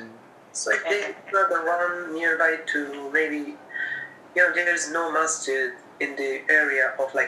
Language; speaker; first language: English; non-native, local second language; Japanese